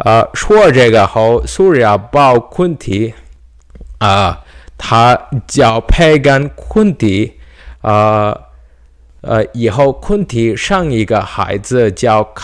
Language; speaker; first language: Chinese; non-native, learner; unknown